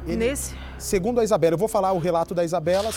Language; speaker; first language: Portuguese; native; Portuguese